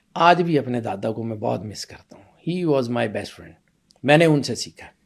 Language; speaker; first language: Urdu; non-native, local second language; Punjabi